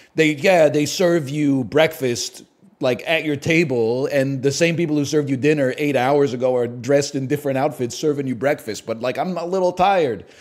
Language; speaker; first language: English; native; English